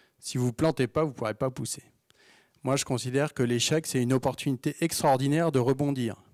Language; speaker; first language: French; native; French